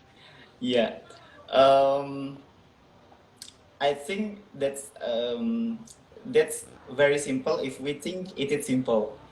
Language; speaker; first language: English; non-native, local second language; Indonesian